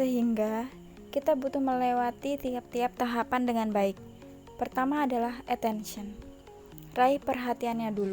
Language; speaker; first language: Indonesian; native; Indonesian